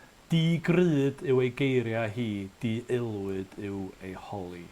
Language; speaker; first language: Welsh; native; Welsh